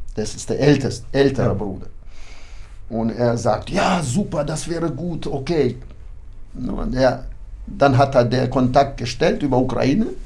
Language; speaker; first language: German; early bilingual, heritage; German